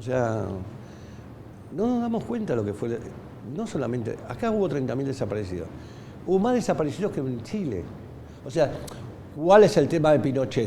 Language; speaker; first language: Spanish; native; Spanish